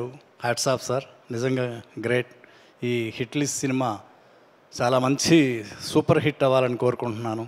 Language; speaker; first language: Telugu; non-native, learner; Tamil